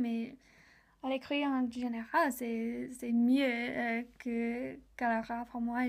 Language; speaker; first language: French; non-native, learner; English